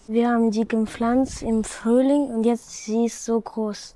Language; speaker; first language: German; non-native, learner; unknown